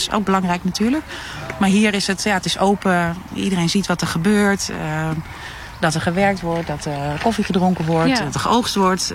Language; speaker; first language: Dutch; native; Dutch